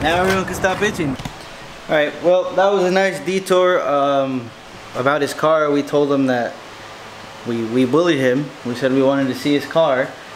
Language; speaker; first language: English; early bilingual, other home language; Spanish